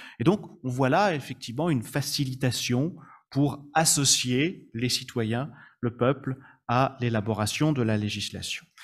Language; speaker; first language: French; native; French